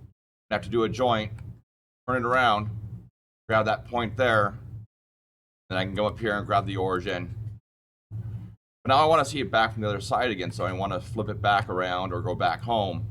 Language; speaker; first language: English; native; English